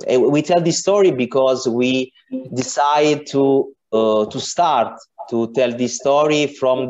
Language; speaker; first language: English; non-native, learner; Italian